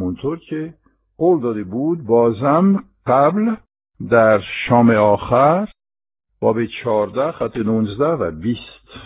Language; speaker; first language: Persian; non-native, fluent; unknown